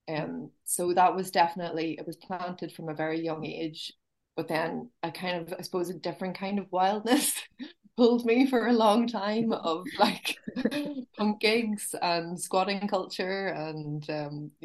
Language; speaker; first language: English; native; English